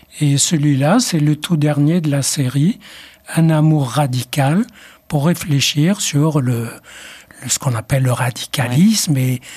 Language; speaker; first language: French; non-native, local second language; Arabic